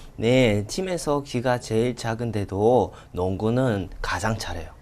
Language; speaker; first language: Korean; non-native, fluent; Russian